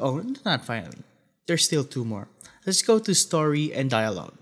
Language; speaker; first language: English; non-native, fluent; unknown